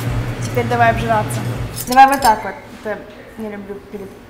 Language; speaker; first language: Russian; early bilingual, other home language; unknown